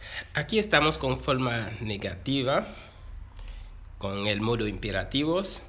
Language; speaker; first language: Spanish; non-native, fluent; Haitian Creole